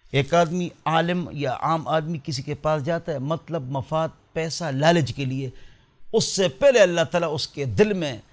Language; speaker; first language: Urdu; non-native, local second language; Pashto